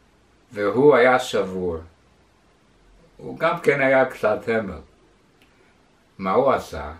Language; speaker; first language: Hebrew; non-native, fluent; English